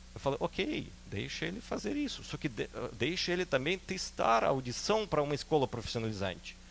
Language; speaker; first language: Portuguese; non-native, fluent; Russian